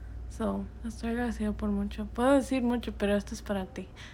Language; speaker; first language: Spanish; early bilingual, other home language; English